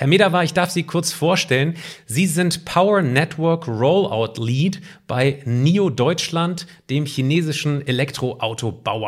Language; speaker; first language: German; native; German